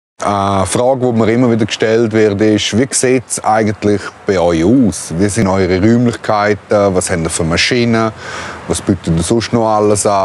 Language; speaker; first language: German; native; German